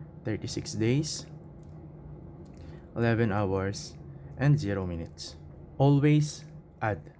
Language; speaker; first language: English; non-native, local second language; Filipino